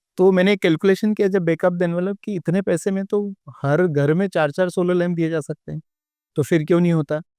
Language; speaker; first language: Hindi; native; Hindi